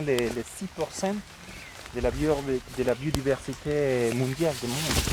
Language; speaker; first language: French; non-native, fluent; Spanish